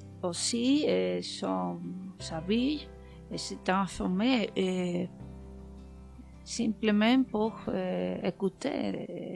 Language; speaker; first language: French; non-native, learner; Spanish